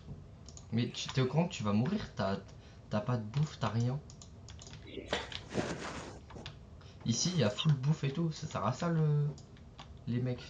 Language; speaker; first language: French; native; French